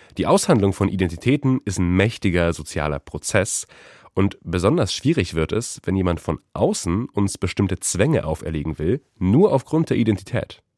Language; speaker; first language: German; early bilingual, other home language; Polish